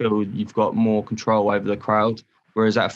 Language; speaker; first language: English; native; English